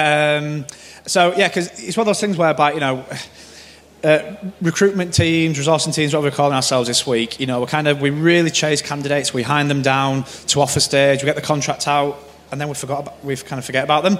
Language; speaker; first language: English; native; English